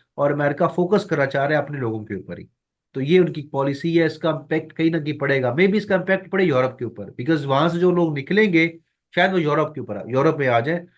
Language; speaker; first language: Urdu; non-native, local second language; Punjabi